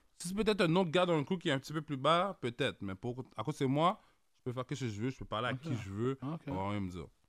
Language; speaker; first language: French; native; French